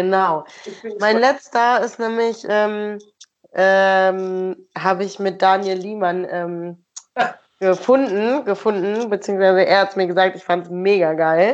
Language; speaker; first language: German; native; German